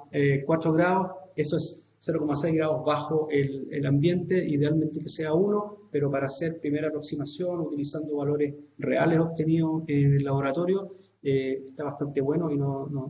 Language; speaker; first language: Spanish; native; Spanish